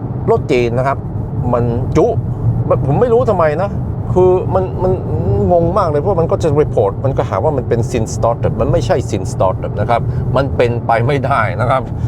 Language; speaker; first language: Thai; non-native, fluent; Norwegian